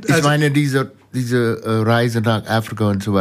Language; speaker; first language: German; non-native, fluent; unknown